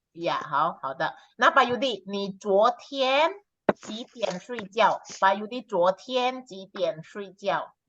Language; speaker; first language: Chinese; non-native, fluent; Indonesian